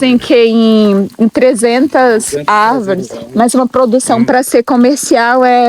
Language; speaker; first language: Portuguese; native; Portuguese